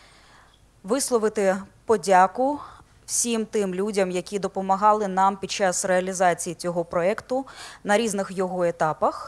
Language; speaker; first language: Ukrainian; native; Ukrainian